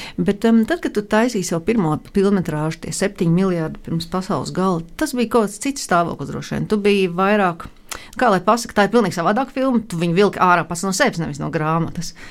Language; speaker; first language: Latvian; native; Latvian